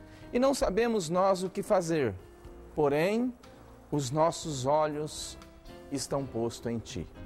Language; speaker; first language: Portuguese; native; Portuguese